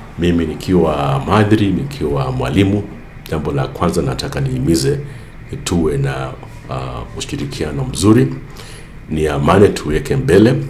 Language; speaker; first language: Swahili; non-native, local second language; Kalenjin